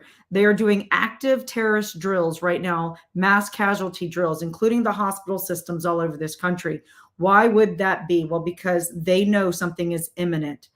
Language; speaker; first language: English; native; English